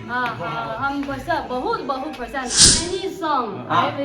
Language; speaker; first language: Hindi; non-native, learner; Chinese